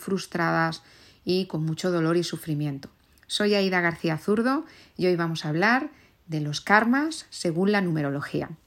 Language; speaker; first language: Spanish; native; Spanish